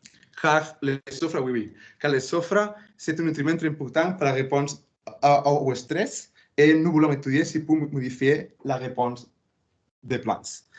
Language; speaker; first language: French; non-native, fluent; Spanish